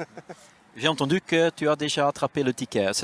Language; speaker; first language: French; non-native, local second language; Dutch